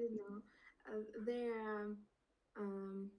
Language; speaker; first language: English; non-native, learner; Russian